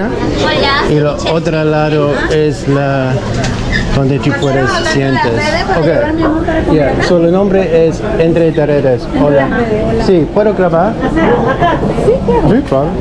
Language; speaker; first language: Spanish; non-native, learner; English